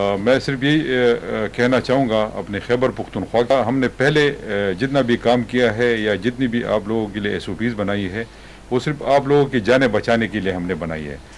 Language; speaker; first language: Urdu; non-native, local second language; Pashto